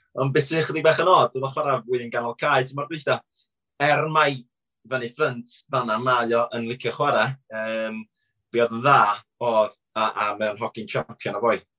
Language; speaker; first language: Welsh; native; Welsh